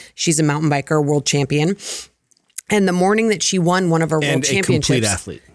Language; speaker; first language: English; native; English